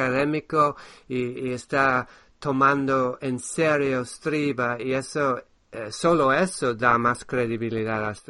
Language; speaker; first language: Spanish; non-native, fluent; English